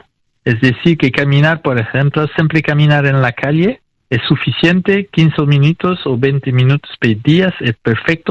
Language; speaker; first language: Spanish; non-native, fluent; French